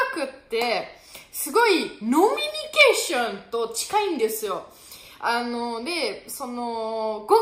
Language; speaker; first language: Japanese; non-native, fluent; German